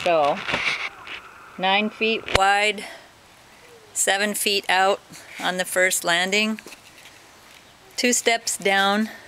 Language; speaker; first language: English; native; English